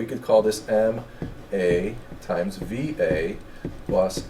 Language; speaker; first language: English; native; English